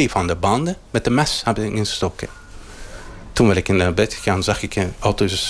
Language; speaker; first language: Dutch; non-native, learner; Arabic